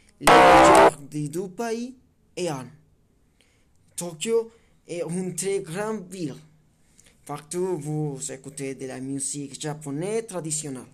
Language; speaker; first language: French; non-native, learner; English